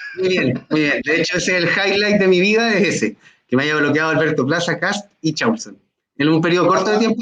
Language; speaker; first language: Spanish; native; Spanish